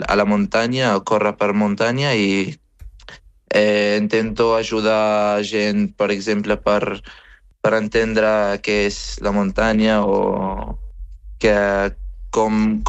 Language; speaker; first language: Catalan; non-native, fluent; Arabic